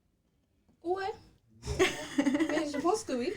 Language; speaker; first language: French; non-native, learner; English